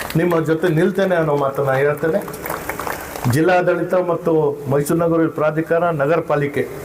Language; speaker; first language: Kannada; non-native, local second language; Urdu